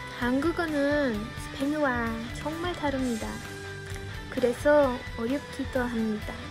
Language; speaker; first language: Korean; non-native, learner; Spanish